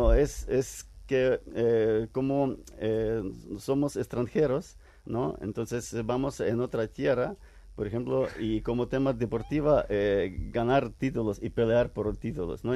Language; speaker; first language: Spanish; non-native, fluent; Ukrainian